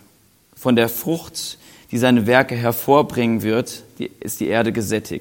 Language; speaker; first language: German; native; German